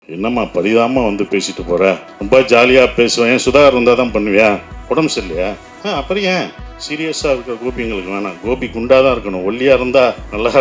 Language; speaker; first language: Tamil; native; Tamil